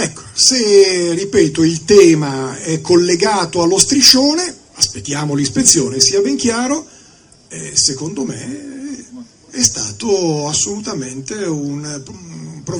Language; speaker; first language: Italian; native; Italian